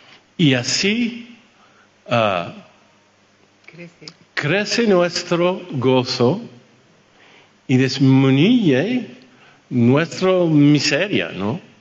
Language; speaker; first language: Spanish; non-native, fluent; French